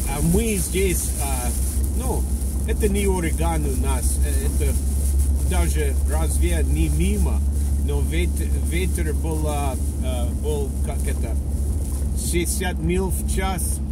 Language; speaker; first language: Russian; non-native, fluent; English